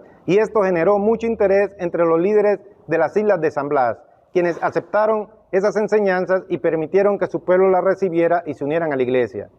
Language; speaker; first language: Spanish; native; Spanish